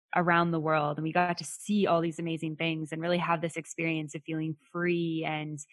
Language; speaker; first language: English; native; English